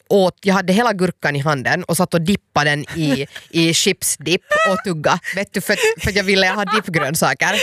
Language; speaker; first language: Swedish; native; Swedish